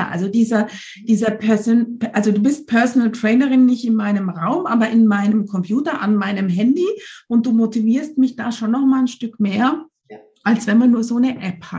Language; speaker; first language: German; native; German